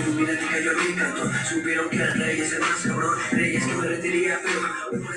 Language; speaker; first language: Spanish; early bilingual, heritage; Spanish